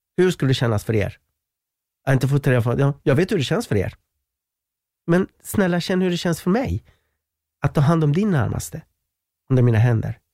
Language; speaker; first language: Swedish; non-native, fluent; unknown